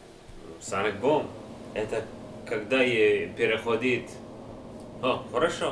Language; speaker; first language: Russian; non-native, learner; English